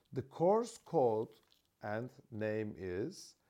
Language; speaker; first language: English; non-native, fluent; Turkish